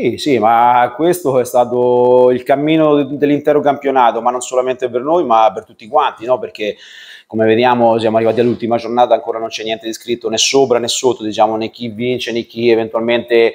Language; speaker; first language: Italian; native; Italian